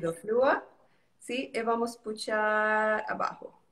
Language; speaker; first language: Spanish; non-native, learner; Portuguese